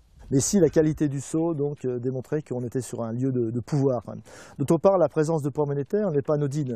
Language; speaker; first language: French; native; French